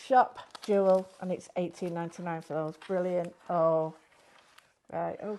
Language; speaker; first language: English; native; English